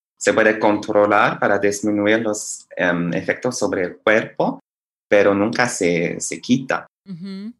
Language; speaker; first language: Spanish; non-native, fluent; English